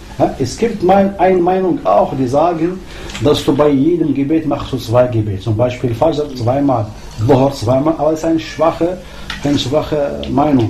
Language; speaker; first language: German; non-native, fluent; Arabic